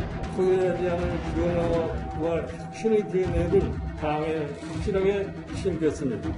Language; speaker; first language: Korean; native; Korean